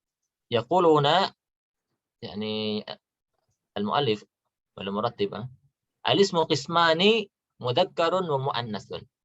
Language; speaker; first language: Arabic; non-native, fluent; Indonesian